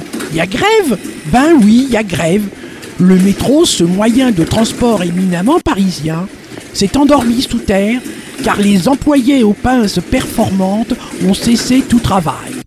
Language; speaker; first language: French; native; French